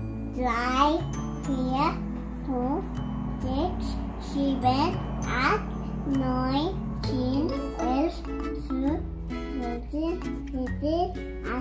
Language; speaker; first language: German; early bilingual, other home language; Filipino